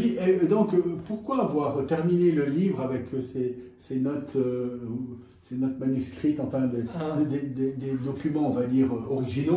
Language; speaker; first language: French; native; French